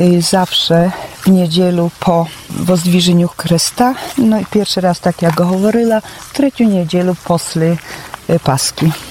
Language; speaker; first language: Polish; non-native, local second language; Belarusian